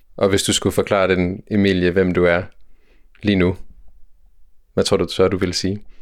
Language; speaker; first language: Danish; native; Danish